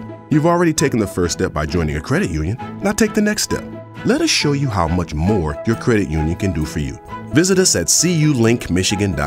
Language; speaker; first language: English; native; English